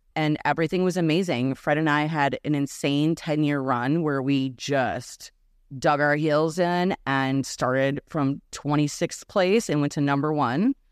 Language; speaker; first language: English; early bilingual, other home language; Serbian